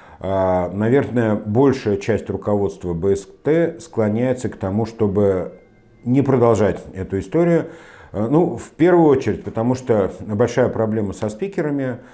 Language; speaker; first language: Russian; native; Russian